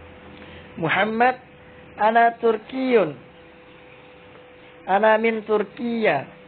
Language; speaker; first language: Arabic; non-native, fluent; Indonesian